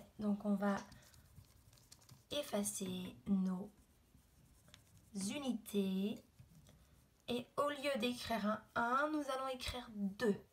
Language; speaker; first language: French; native; French